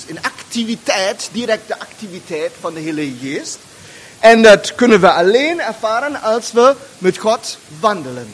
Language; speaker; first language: Dutch; non-native, fluent; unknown